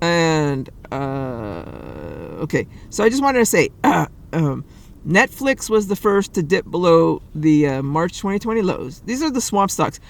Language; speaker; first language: English; native; English